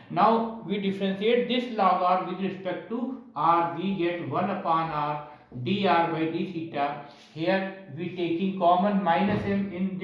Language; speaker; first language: English; non-native, local second language; Hindi